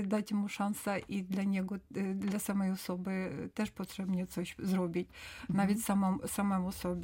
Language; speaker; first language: Polish; non-native, learner; Ukrainian